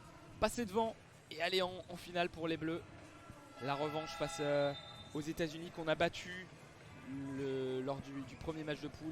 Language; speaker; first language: French; native; French